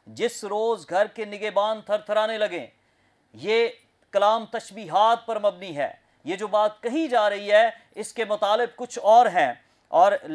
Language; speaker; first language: Urdu; non-native, local second language; Punjabi